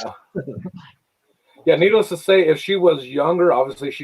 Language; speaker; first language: English; native; English